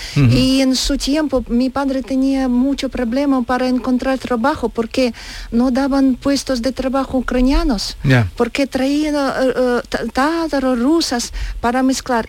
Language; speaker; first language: Spanish; non-native, learner; Ukrainian